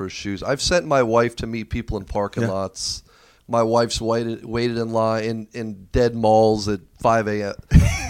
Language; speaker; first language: English; native; English